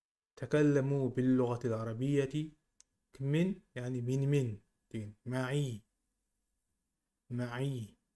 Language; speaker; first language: Arabic; non-native, fluent; Kazakh